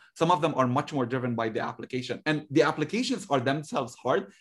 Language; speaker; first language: English; non-native, fluent; Arabic